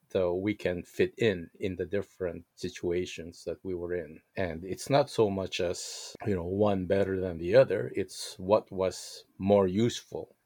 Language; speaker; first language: English; non-native, local second language; Filipino